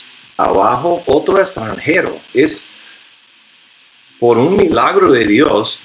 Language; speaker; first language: Spanish; non-native, fluent; English